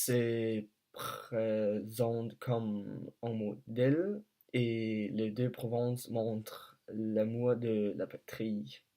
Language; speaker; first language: French; non-native, learner; Danish